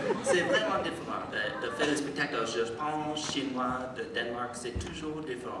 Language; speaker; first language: French; non-native, learner; English